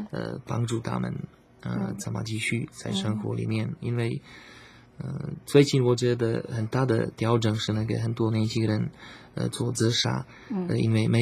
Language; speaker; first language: Chinese; non-native, learner; Slovak